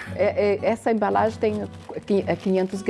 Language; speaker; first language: Portuguese; native; Portuguese